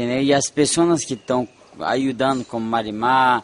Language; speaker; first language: Spanish; non-native, fluent; Portuguese